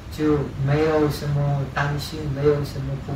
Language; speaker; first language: Chinese; non-native, fluent; Czech